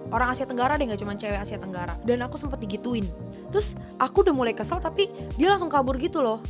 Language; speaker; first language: Indonesian; native; Indonesian